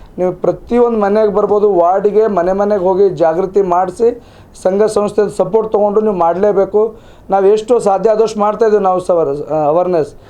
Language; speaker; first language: Kannada; native; Kannada